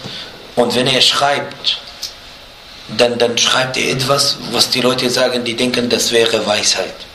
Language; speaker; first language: German; non-native, fluent; Arabic